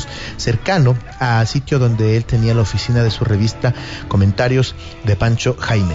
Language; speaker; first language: Spanish; native; Spanish